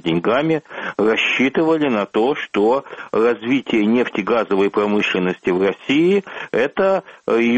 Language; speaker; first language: Russian; native; Russian